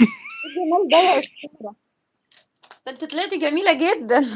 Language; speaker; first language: Arabic; native; Arabic